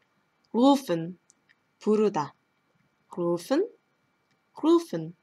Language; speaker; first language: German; non-native, fluent; Korean